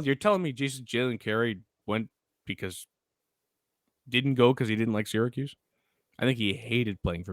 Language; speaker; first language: English; native; English